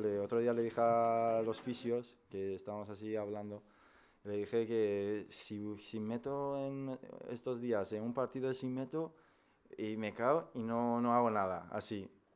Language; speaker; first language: Spanish; non-native, fluent; Persian